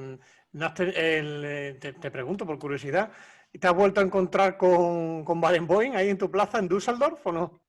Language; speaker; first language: Spanish; native; Spanish